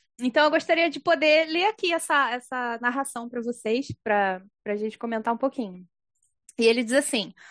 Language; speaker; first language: Portuguese; native; Portuguese